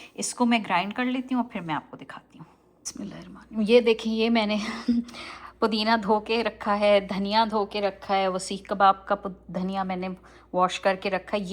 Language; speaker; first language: Urdu; native; Urdu